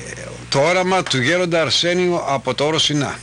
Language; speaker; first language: Greek; native; Greek